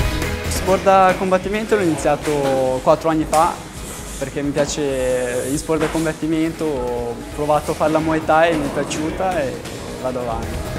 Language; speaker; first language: Italian; early bilingual, other home language; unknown